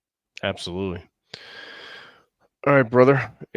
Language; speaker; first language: English; native; English